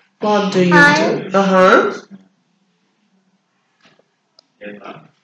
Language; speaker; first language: English; non-native, learner; Turkish